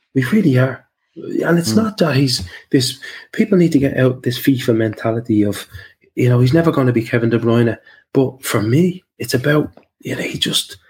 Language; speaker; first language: English; native; English